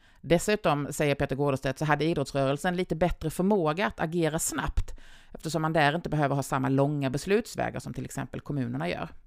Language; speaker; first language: Swedish; native; Swedish